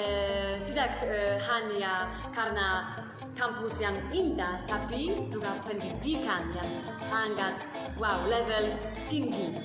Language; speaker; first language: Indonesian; non-native, learner; Polish